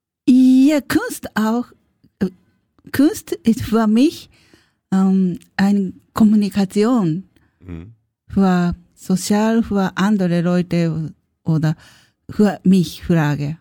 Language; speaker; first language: German; non-native, learner; Japanese